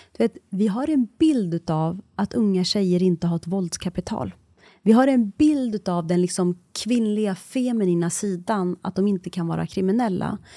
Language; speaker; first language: Swedish; early bilingual, other home language; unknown